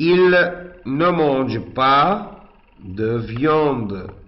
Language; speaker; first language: French; non-native, fluent; Arabic